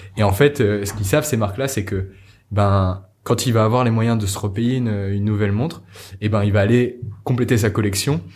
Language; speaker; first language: French; native; French